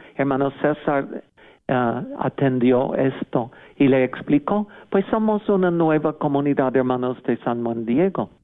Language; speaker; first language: Spanish; non-native, fluent; English